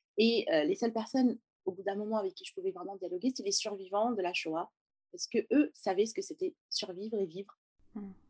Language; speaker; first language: French; native; French